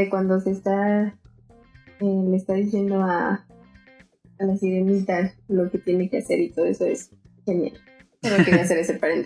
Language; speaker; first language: Spanish; native; Spanish